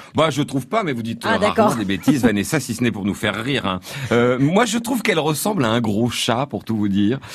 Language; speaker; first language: French; native; French